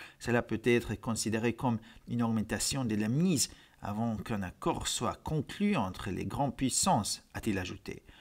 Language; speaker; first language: French; non-native, fluent; Hungarian